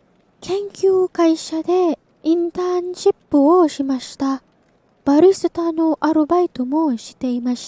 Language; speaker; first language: Japanese; non-native, learner; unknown